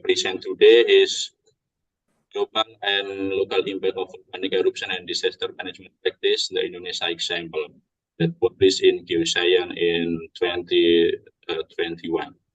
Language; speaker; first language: English; non-native, learner; Indonesian